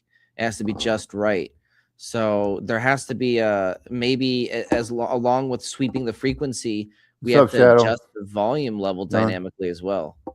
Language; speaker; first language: English; native; English